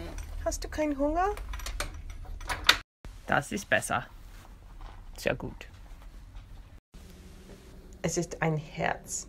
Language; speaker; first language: German; non-native, learner; English